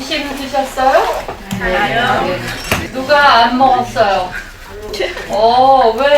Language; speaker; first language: Korean; non-native, learner; French